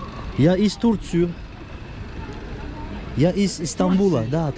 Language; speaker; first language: Russian; non-native, learner; Turkish